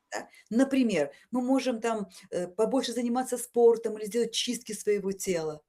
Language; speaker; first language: Russian; native; Russian